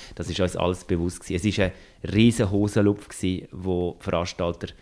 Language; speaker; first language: German; native; German